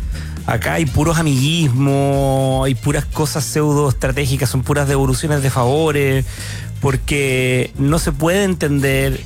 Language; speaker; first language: Spanish; native; Spanish